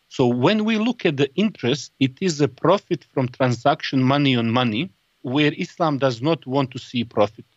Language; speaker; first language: English; non-native, fluent; Bosnian